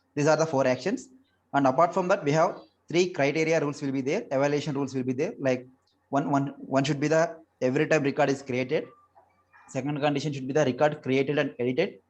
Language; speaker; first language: English; non-native, local second language; Telugu